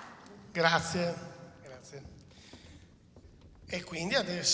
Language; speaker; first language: Italian; native; Italian